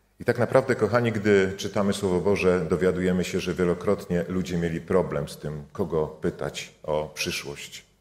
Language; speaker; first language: Polish; native; Polish